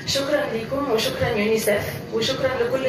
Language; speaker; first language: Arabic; native; Arabic